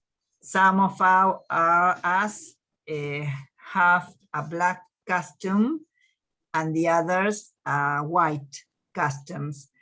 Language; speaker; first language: English; non-native, learner; Spanish